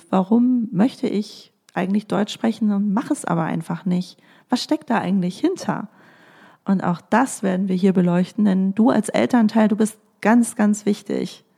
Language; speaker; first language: German; native; German